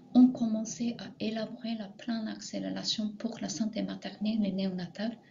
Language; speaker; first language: French; non-native, fluent; Japanese